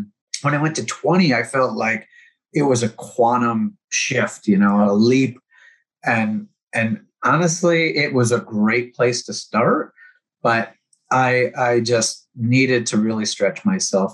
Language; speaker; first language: English; native; English